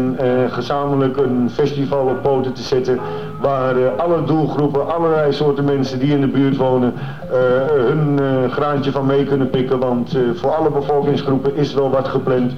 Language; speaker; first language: Dutch; native; Dutch